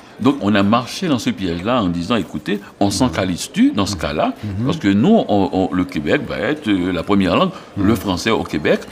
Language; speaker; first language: French; non-native, local second language; Haitian Creole